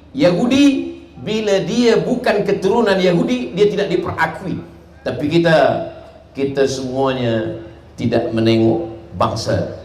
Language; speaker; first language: Malay; native; Malay